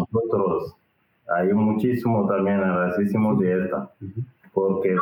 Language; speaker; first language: Spanish; non-native, learner; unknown